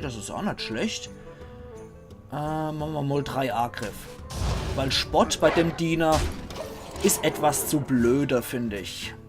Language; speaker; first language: German; native; German